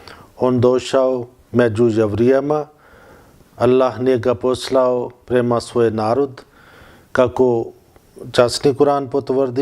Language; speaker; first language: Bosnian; non-native, fluent; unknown